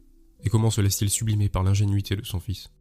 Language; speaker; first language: French; native; French